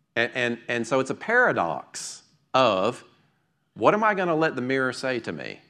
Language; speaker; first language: English; native; English